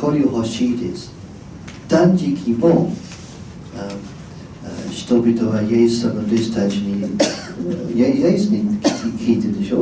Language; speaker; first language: Japanese; non-native, fluent; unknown